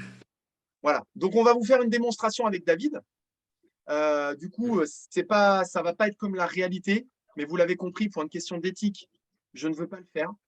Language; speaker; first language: French; native; French